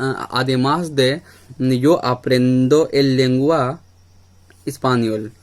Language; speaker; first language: Spanish; non-native, learner; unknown